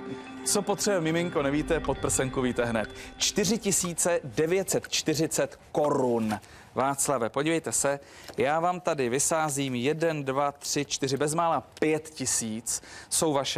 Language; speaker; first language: Czech; native; Czech